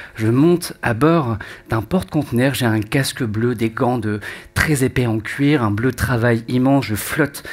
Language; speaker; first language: French; native; French